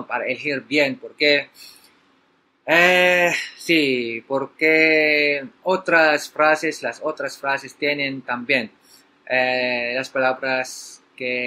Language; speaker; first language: Spanish; non-native, learner; Filipino